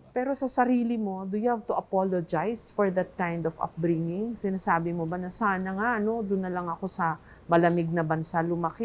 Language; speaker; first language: Filipino; native; Filipino